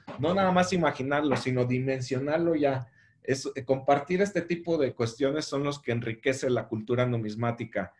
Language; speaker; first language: Spanish; native; Spanish